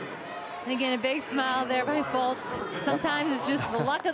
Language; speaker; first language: English; native; English